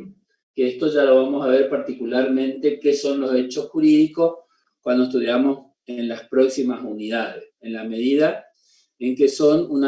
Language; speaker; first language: Spanish; native; Spanish